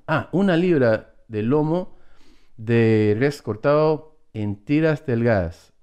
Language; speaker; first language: Spanish; non-native, fluent; English